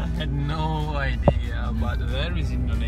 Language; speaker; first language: English; non-native, fluent; Turkish